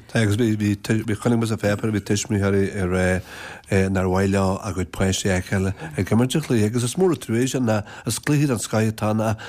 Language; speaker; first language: Irish; native; Irish